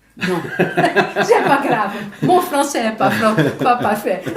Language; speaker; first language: French; non-native, fluent; Dutch